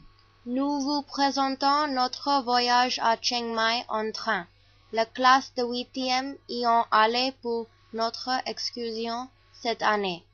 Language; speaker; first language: French; non-native, learner; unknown